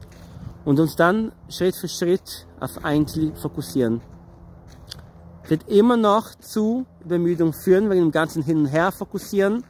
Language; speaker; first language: German; non-native, fluent; Portuguese